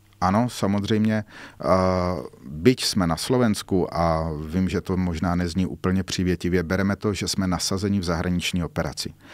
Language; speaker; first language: Czech; native; Czech